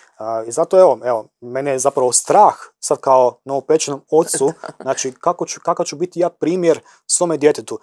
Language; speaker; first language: Croatian; native; Croatian